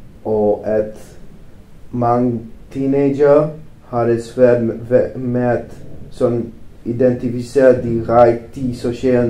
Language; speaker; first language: Danish; non-native, fluent; Romanian